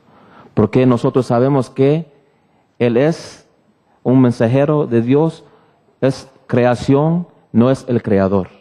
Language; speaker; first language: Spanish; early bilingual, heritage; Spanish